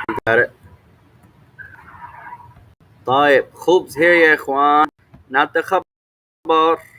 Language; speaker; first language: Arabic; non-native, fluent; English